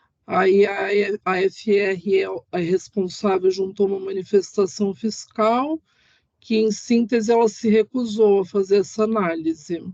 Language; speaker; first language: Portuguese; native; Portuguese